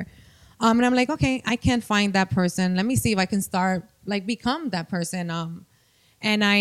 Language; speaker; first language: English; non-native, fluent; Spanish